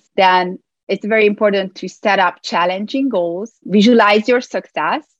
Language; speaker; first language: English; non-native, fluent; Hungarian